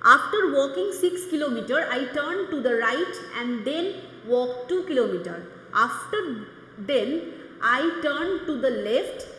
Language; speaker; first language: English; non-native, local second language; Bangla